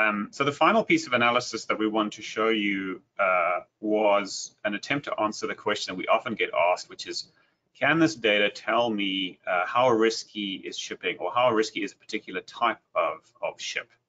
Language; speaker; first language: English; native; English